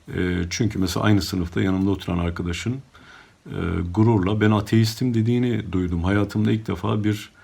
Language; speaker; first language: Turkish; native; Turkish